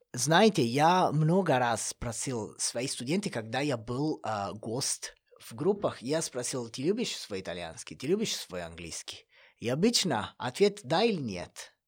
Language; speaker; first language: Russian; non-native, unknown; Italian